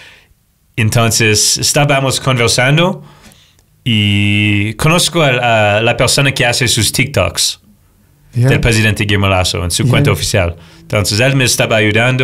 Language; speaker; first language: Spanish; non-native, fluent; English